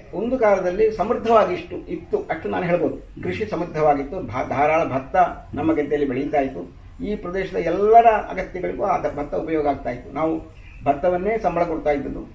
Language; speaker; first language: Kannada; non-native, local second language; Malayalam